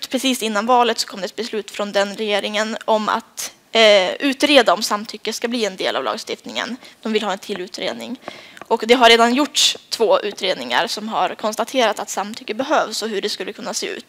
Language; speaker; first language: Swedish; native; Swedish